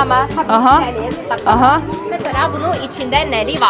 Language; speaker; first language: Turkish; non-native, learner; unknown